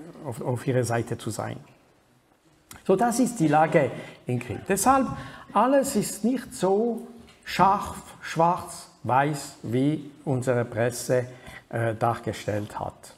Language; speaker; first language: German; non-native, fluent; French